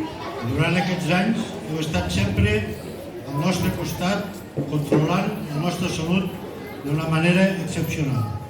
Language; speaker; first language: Catalan; native; Catalan